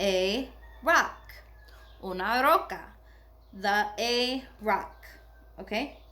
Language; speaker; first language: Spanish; non-native, learner; English